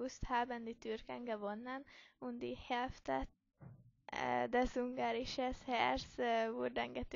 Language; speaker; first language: German; non-native, learner; Hungarian